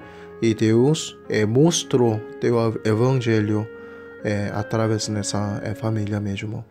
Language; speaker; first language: Portuguese; non-native, fluent; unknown